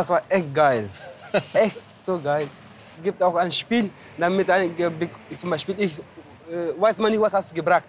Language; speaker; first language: German; non-native, learner; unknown